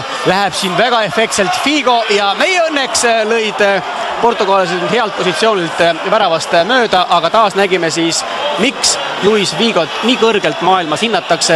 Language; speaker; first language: Estonian; native; Estonian